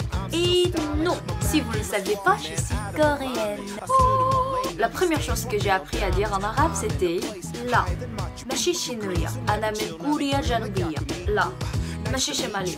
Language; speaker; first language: French; non-native, fluent; Korean